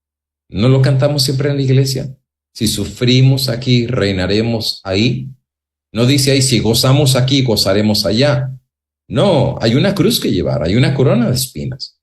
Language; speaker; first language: Spanish; native; Spanish